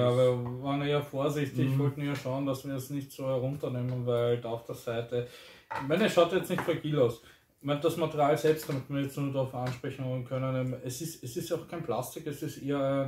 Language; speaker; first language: German; native; German